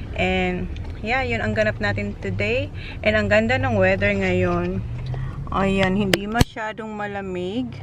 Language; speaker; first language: Filipino; non-native, local second language; Bikol